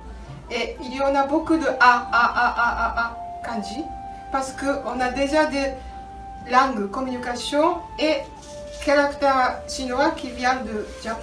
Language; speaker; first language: French; non-native, learner; Japanese